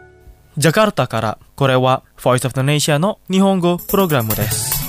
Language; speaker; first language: Japanese; non-native, fluent; Indonesian